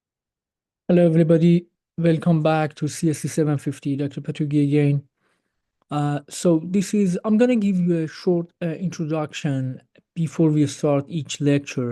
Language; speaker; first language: English; non-native, fluent; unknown